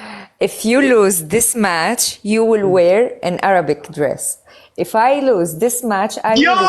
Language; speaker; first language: English; non-native, fluent; Arabic